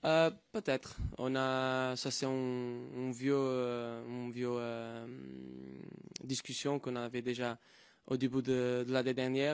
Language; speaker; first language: French; non-native, fluent; Portuguese